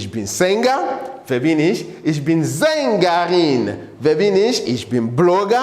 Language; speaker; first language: German; non-native, fluent; English